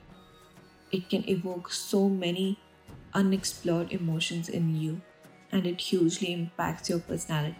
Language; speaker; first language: English; non-native, local second language; Hindi